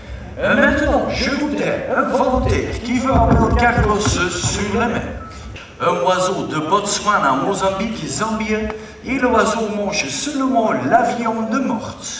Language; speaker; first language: French; non-native, learner; Dutch